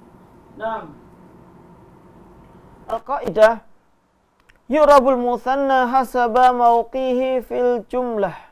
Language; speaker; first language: Arabic; non-native, fluent; Indonesian